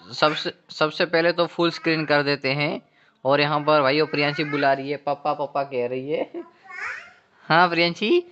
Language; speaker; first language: Hindi; non-native, local second language; Gujarati